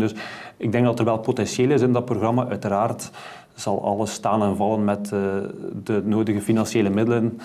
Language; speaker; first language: Dutch; native; Dutch